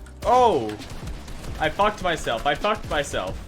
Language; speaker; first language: English; native; English